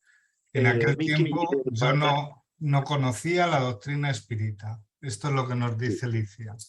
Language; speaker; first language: Spanish; native; Spanish